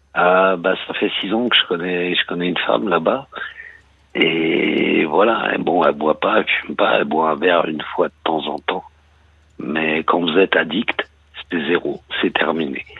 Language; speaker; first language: French; native; French